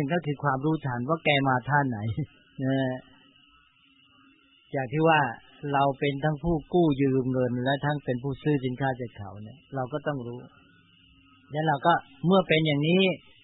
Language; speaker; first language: Thai; native; Thai